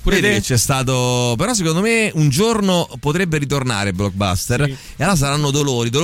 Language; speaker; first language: Italian; native; Italian